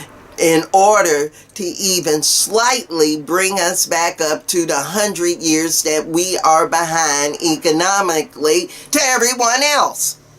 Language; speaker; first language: English; native; English